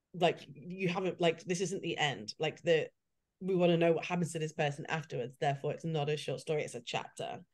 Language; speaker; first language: English; native; English